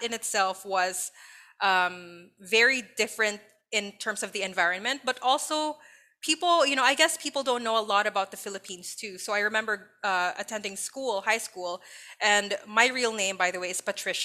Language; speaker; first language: English; non-native, local second language; Filipino